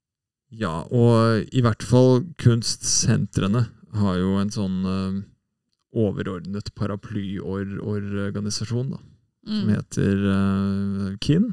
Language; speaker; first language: Norwegian; native; Norwegian